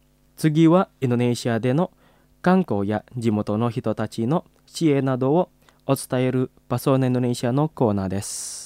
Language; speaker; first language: Japanese; non-native, fluent; Indonesian